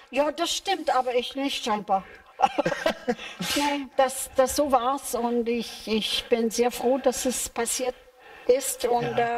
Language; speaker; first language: German; non-native, fluent; English